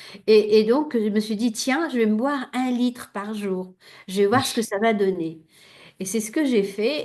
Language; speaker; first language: French; native; French